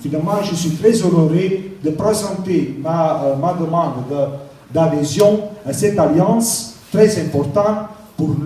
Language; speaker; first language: French; non-native, learner; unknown